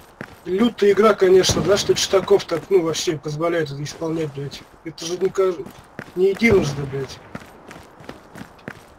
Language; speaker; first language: Russian; native; Russian